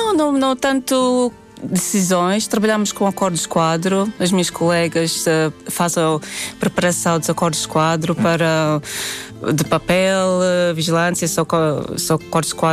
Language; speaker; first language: Portuguese; non-native, fluent; Latvian